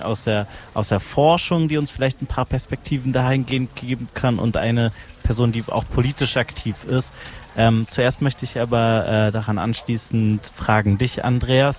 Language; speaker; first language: German; native; German